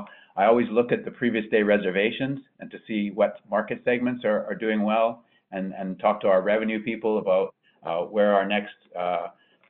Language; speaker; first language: English; native; English